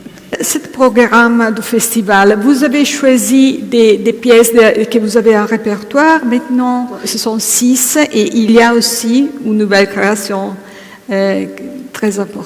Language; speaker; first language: French; non-native, fluent; Italian